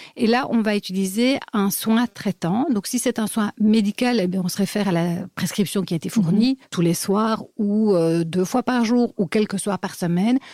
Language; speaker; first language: French; native; French